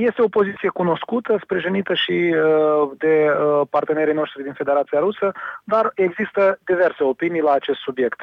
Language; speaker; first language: Romanian; native; Romanian